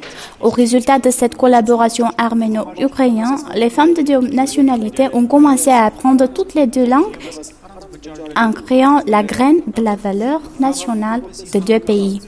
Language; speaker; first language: French; non-native, fluent; Armenian